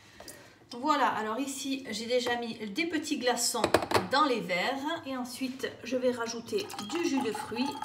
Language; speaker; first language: French; native; French